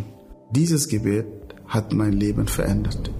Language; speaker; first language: German; non-native, fluent; Arabic